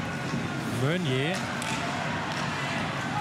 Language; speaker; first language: German; native; German